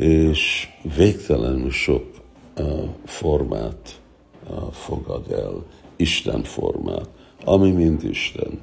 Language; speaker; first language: Hungarian; early bilingual, heritage; Hungarian